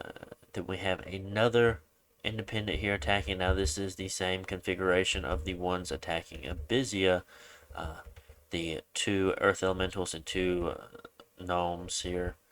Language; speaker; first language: English; native; English